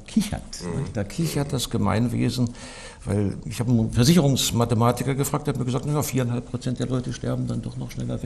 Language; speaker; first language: German; native; German